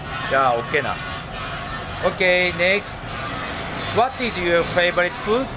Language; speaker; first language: English; non-native, learner; Japanese